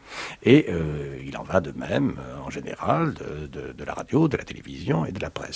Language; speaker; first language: French; native; French